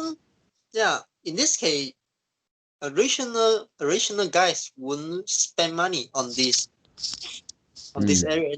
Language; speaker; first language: English; non-native, learner; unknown